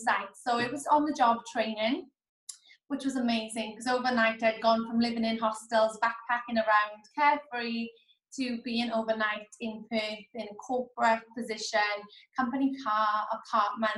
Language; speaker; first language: English; native; English